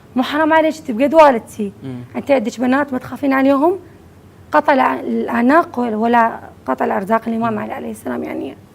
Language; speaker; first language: Arabic; native; Arabic